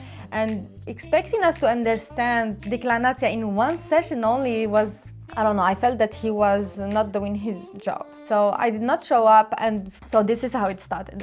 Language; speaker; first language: English; non-native, local second language; Arabic